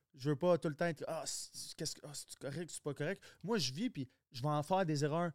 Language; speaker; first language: French; early bilingual, other home language; English